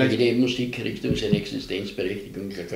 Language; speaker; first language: German; native; German